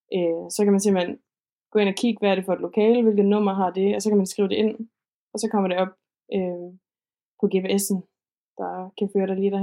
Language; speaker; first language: Danish; native; Danish